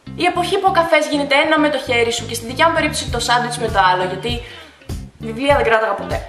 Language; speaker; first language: Greek; early bilingual, other home language; Russian